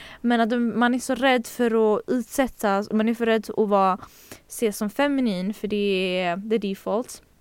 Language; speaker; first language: Swedish; native; Swedish